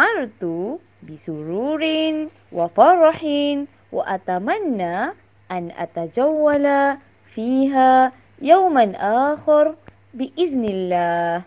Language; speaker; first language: Arabic; non-native, learner; Malay